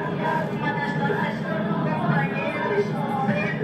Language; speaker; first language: Portuguese; native; Portuguese